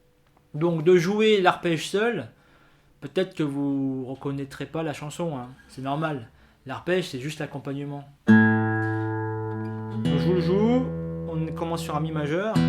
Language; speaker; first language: French; native; French